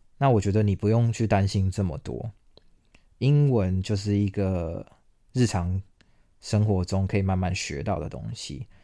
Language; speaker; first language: Chinese; native; Chinese